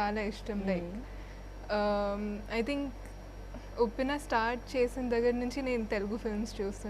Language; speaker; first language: Telugu; non-native, fluent; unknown